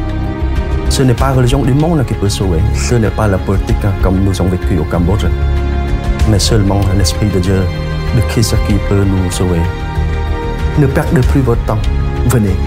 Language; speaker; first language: French; non-native, fluent; Khmer